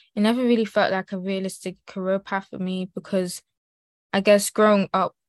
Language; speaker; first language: English; native; English